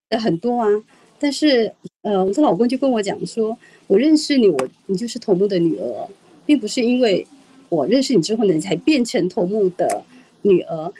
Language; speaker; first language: Chinese; non-native, local second language; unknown